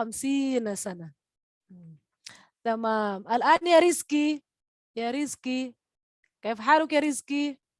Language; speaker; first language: Arabic; non-native, fluent; Indonesian